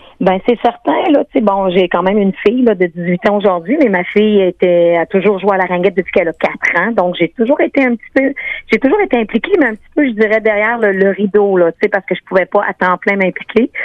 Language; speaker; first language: French; native; French